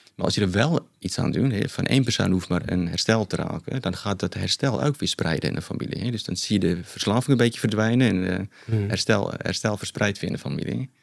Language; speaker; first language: Dutch; non-native, fluent; Afrikaans